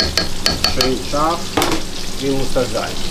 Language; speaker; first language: German; non-native, fluent; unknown